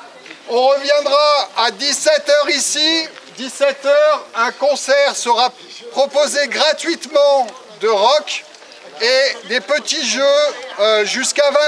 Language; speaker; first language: French; native; French